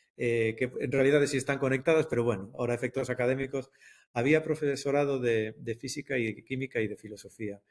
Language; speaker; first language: Spanish; native; Spanish